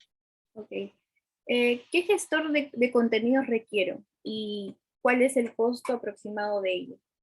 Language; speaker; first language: Spanish; native; Spanish